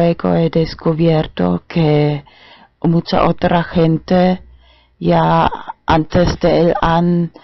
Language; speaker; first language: Spanish; non-native, fluent; German